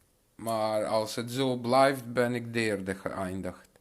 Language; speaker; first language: Dutch; non-native, local second language; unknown